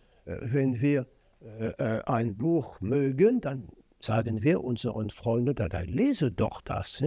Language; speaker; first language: German; non-native, fluent; French